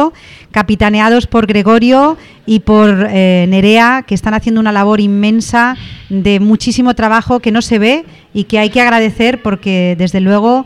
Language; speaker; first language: Spanish; native; Spanish